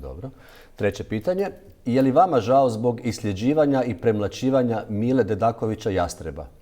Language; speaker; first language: Croatian; native; Croatian